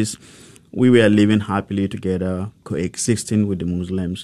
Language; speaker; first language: English; non-native, local second language; Hausa